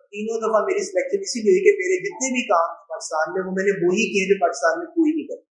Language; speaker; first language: Urdu; non-native, local second language; Punjabi